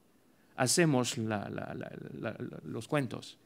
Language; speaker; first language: Spanish; non-native, fluent; French